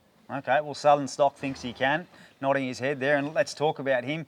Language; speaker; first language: English; native; English